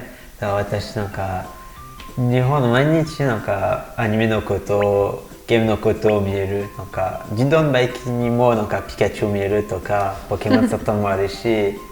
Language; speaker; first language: Japanese; non-native, learner; French